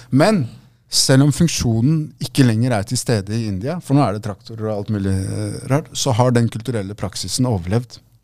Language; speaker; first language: Norwegian; early bilingual, other home language; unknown